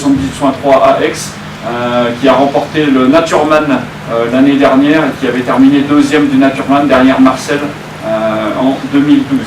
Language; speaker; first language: French; native; French